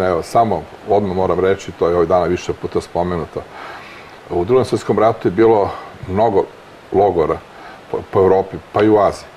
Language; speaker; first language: Croatian; native; Croatian